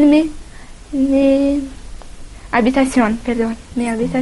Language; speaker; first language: Spanish; non-native, learner; Portuguese